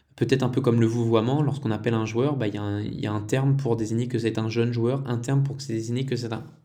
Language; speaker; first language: French; native; French